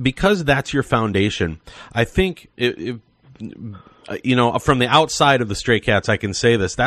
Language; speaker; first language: English; native; English